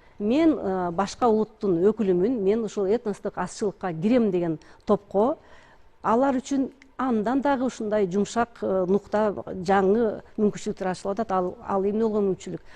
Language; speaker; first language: Kyrgyz; native; Kyrgyz